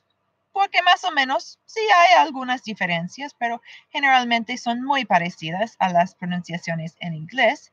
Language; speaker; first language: Spanish; non-native, fluent; English